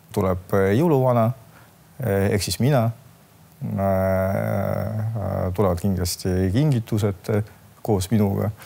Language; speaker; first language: Estonian; non-native, local second language; Russian